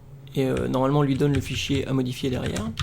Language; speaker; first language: French; native; French